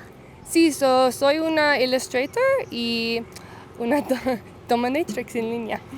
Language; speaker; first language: Spanish; non-native, learner; English